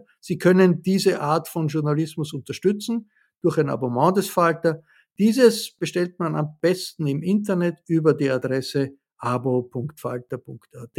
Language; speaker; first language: German; native; German